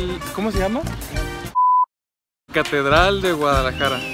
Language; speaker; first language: Spanish; early bilingual, heritage; Spanish